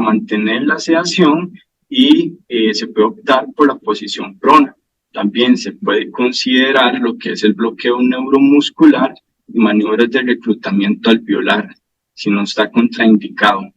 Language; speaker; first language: Spanish; native; Spanish